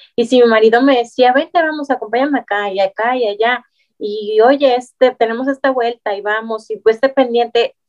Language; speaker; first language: Spanish; native; Spanish